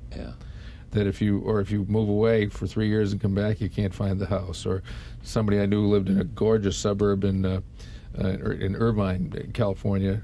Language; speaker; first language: English; native; English